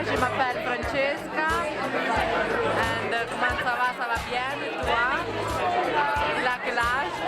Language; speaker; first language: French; non-native, learner; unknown